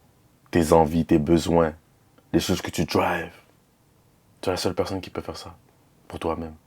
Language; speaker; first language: French; native; French